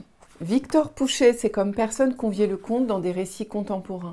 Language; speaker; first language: French; native; French